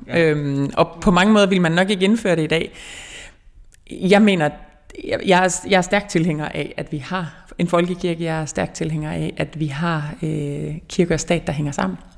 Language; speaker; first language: Danish; native; Danish